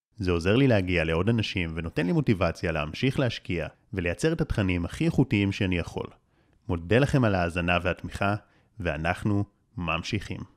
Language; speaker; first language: Hebrew; native; Hebrew